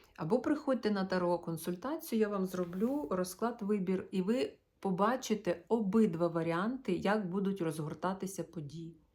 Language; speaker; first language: Ukrainian; non-native, local second language; Russian